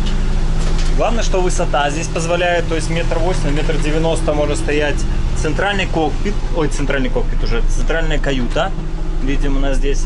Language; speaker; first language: Russian; native; Russian